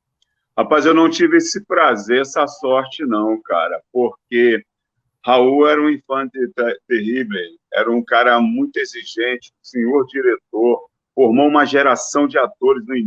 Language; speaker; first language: Portuguese; native; Portuguese